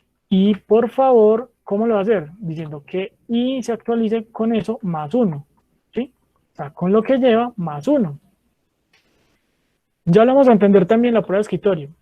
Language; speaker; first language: Spanish; native; Spanish